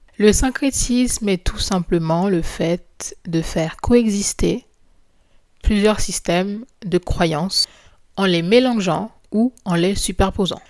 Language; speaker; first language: French; non-native, local second language; Haitian Creole